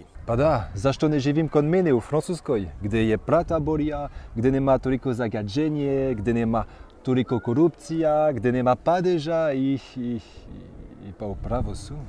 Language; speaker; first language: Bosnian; non-native, fluent; French